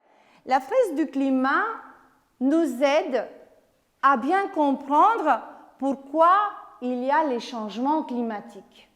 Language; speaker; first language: French; non-native, fluent; Slovenian